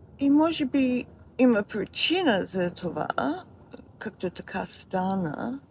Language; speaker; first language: Bulgarian; early bilingual, heritage; Bulgarian